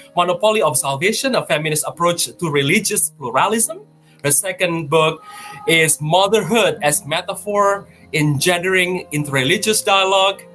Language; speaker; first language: English; non-native, fluent; Indonesian